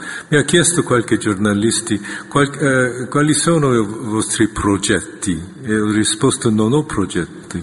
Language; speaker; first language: Italian; non-native, fluent; Korean